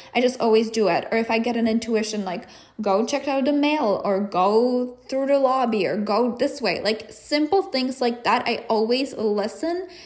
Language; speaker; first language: English; non-native, fluent; Czech